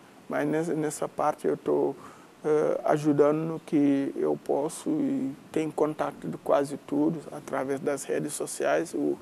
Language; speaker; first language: Portuguese; non-native, fluent; Wolof